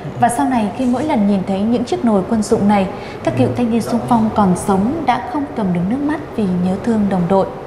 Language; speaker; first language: Vietnamese; native; Vietnamese